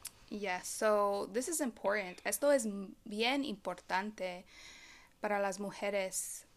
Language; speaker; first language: Spanish; early bilingual, other home language; English